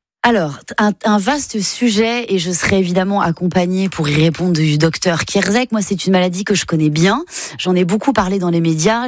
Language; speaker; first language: French; native; French